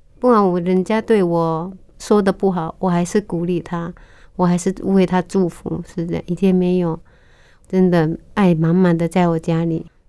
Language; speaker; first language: Chinese; non-native, local second language; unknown